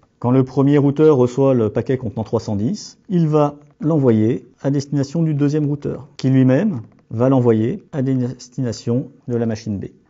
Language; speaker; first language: French; native; French